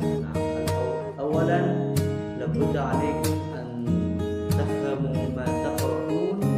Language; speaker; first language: Arabic; non-native, fluent; Indonesian